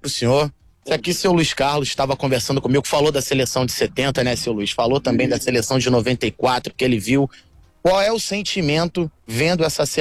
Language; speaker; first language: Portuguese; native; Portuguese